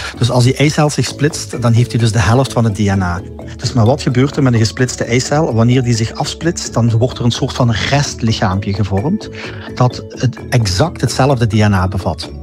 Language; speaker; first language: Dutch; native; Dutch